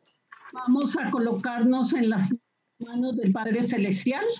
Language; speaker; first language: Spanish; native; Spanish